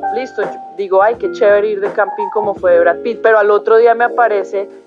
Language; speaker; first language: Spanish; native; Spanish